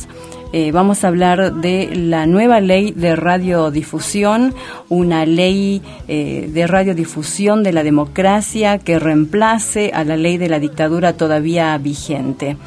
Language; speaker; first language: Spanish; native; Spanish